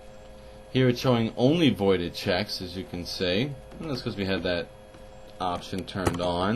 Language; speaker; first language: English; native; English